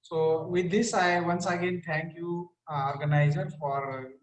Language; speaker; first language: English; non-native, local second language; Marathi